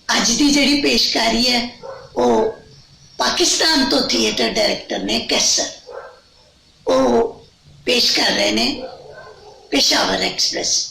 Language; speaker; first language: Punjabi; native; Punjabi